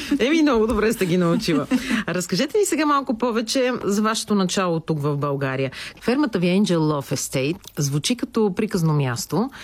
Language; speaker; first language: Bulgarian; native; Bulgarian